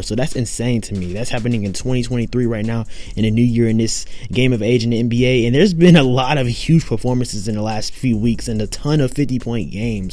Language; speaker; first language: English; native; English